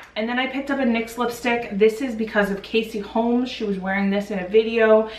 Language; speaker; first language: English; native; English